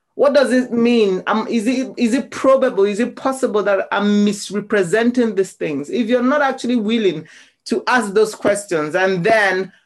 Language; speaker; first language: English; non-native, local second language; Igbo